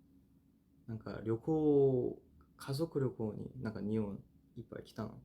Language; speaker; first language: Japanese; non-native, fluent; Korean